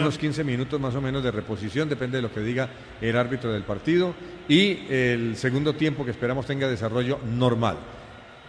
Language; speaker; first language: Spanish; native; Spanish